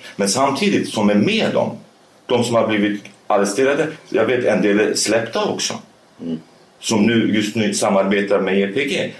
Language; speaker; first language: Swedish; early bilingual, other home language; Kurdish